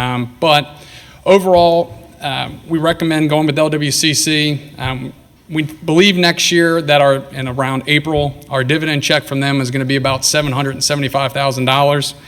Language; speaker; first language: English; native; English